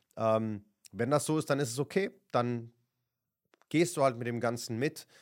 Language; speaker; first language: German; early bilingual, other home language; Kurdish